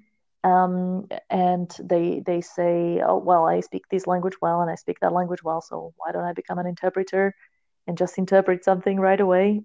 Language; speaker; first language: English; non-native, fluent; Slovak